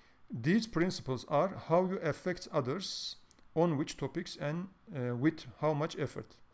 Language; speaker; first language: English; non-native, fluent; Turkish